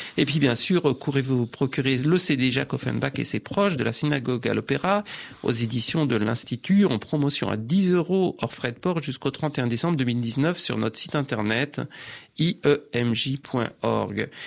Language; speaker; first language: French; native; French